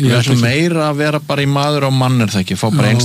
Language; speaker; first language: Icelandic; native; Icelandic